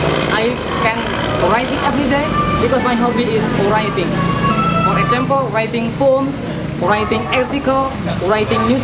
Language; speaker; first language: English; non-native, learner; Indonesian